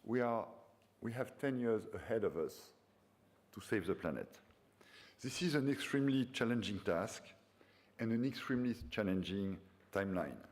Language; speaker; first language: English; non-native, fluent; French